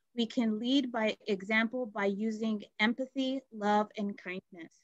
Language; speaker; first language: English; native; English